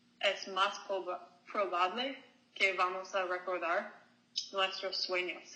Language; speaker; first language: Spanish; non-native, learner; English